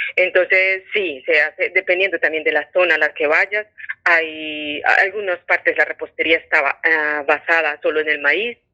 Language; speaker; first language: Spanish; native; Spanish